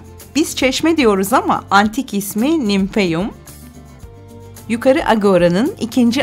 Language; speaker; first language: Turkish; native; Turkish